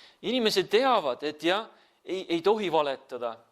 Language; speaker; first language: Estonian; non-native, fluent; English